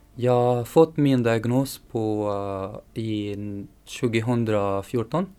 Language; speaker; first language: Swedish; non-native, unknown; Arabic